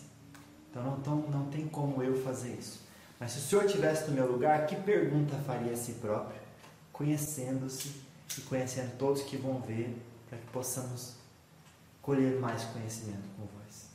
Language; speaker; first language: Portuguese; native; Portuguese